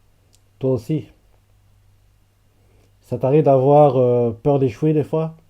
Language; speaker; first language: French; native; French